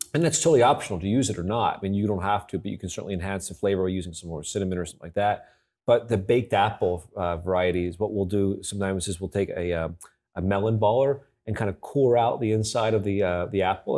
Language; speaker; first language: English; native; English